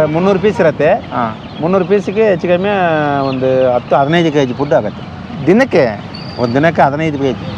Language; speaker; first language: Kannada; non-native, local second language; Tamil